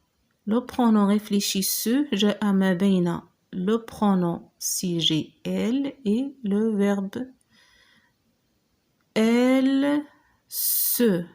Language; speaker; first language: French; non-native, local second language; Arabic